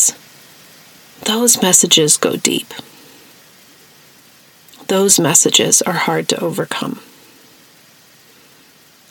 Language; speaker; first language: English; native; English